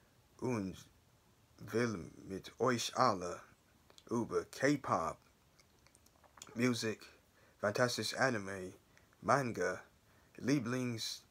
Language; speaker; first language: German; non-native, learner; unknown